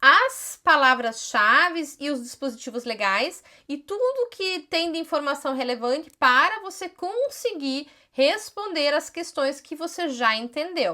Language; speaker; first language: Portuguese; native; Portuguese